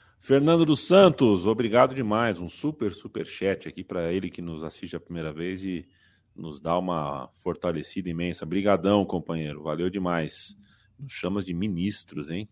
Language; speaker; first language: Portuguese; native; Portuguese